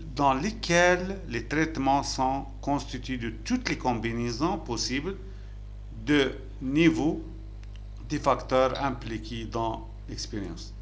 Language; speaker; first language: French; non-native, local second language; Arabic